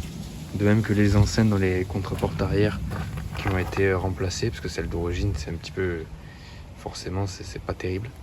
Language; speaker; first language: French; native; French